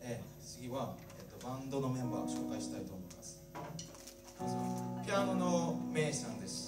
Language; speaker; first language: Japanese; non-native, fluent; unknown